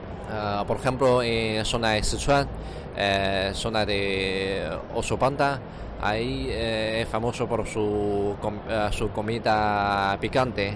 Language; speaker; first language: Spanish; non-native, fluent; Chinese